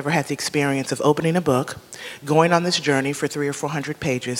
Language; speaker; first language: English; native; English